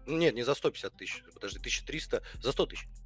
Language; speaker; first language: Russian; native; Russian